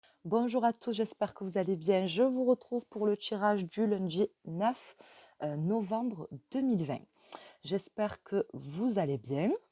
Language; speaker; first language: French; native; French